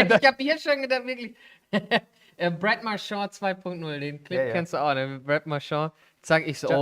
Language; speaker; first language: German; native; German